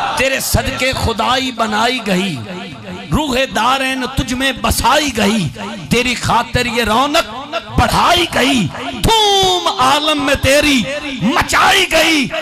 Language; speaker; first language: Urdu; non-native, local second language; Punjabi